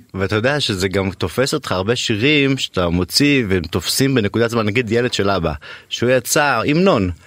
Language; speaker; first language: Hebrew; native; Hebrew